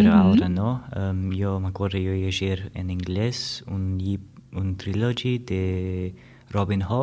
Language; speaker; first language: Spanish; non-native, learner; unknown